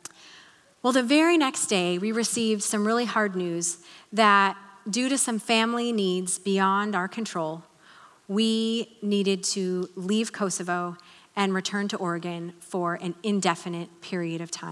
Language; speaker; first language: English; native; English